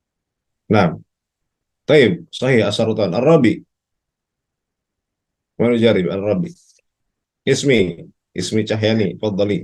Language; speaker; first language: Arabic; non-native, fluent; Indonesian